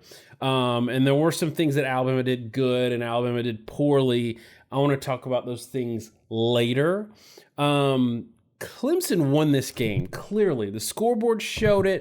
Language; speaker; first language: English; native; English